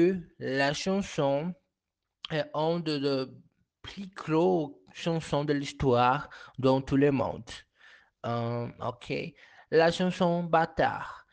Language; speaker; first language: French; non-native, learner; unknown